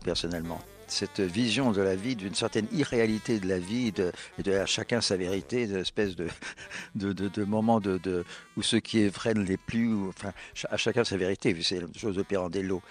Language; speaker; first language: French; native; French